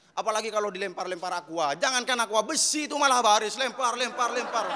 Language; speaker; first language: Indonesian; native; Indonesian